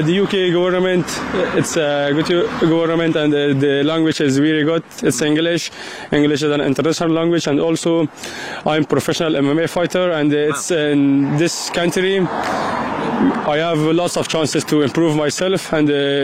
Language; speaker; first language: English; non-native, learner; Persian